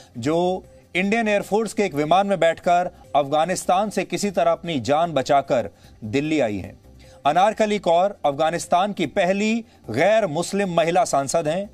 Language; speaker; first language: Hindi; native; Hindi